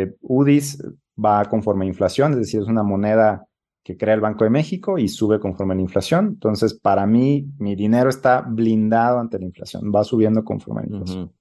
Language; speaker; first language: Spanish; native; Spanish